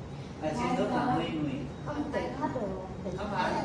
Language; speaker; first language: Vietnamese; non-native, learner; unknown